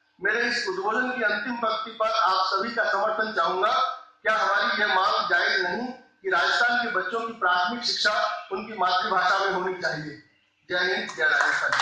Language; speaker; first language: Hindi; non-native, local second language; Rajasthani